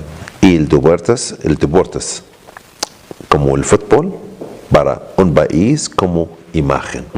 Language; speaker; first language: Spanish; non-native, learner; Arabic